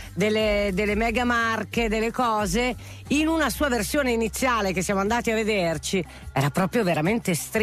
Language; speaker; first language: Italian; native; Italian